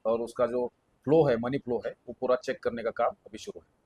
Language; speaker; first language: Hindi; non-native, local second language; Marathi